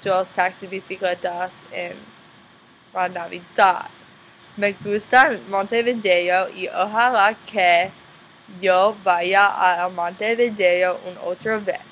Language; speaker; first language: Spanish; non-native, learner; English